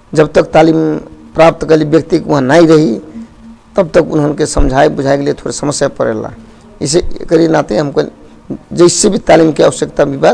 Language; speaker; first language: Bhojpuri; non-native, local second language; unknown